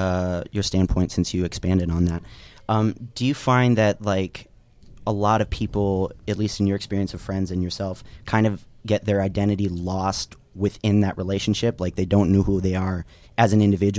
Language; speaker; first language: English; non-native, local second language; Filipino